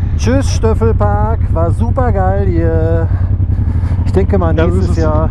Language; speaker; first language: German; native; German